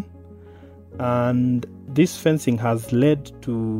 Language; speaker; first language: English; non-native, local second language; Masai